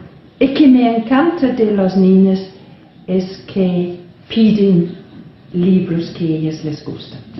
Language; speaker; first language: Spanish; non-native, fluent; English